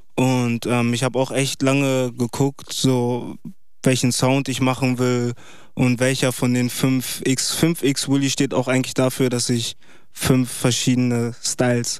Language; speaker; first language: German; early bilingual, other home language; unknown